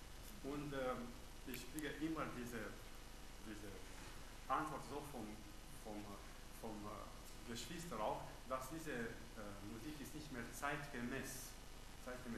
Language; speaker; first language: German; non-native, learner; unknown